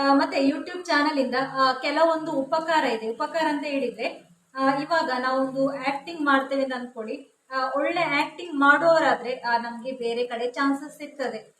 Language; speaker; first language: Kannada; non-native, local second language; Tulu